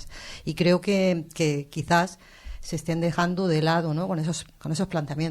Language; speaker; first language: Spanish; native; Spanish